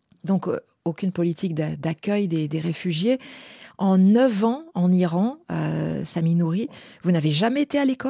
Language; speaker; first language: French; native; French